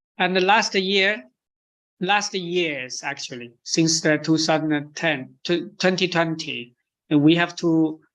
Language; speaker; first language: English; non-native, fluent; Chinese